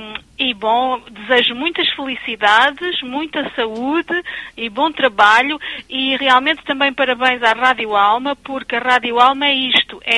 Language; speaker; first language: Portuguese; early bilingual, other home language; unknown